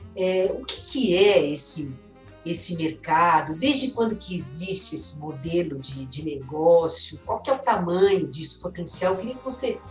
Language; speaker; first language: Portuguese; native; Portuguese